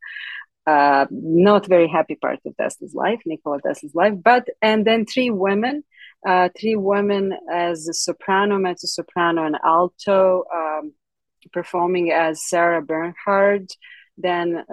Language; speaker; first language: English; non-native, fluent; Serbian